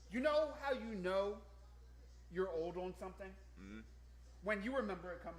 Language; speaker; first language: English; native; English